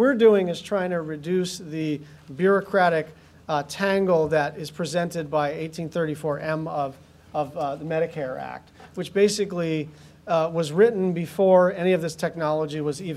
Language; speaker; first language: English; native; English